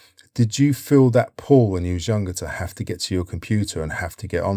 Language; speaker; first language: English; native; English